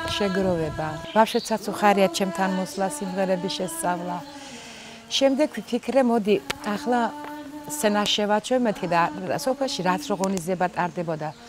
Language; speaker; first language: Georgian; non-native, local second language; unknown